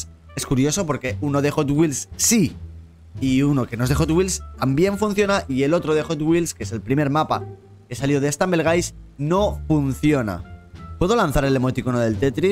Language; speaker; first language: Spanish; native; Spanish